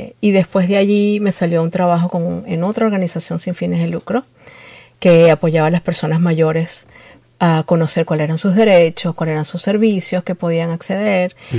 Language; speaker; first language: Spanish; native; Spanish